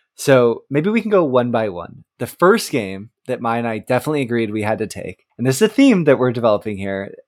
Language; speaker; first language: English; native; English